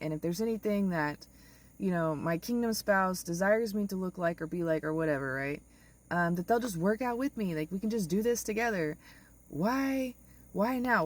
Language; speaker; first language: English; native; English